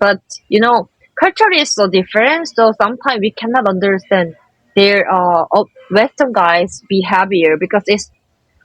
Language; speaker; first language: English; non-native, learner; Korean